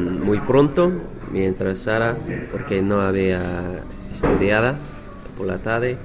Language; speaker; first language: Spanish; non-native, learner; English